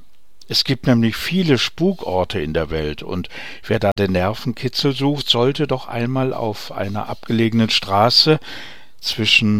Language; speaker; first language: German; native; German